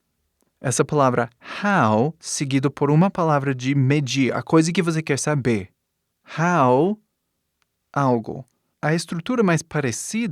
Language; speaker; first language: Portuguese; non-native, fluent; English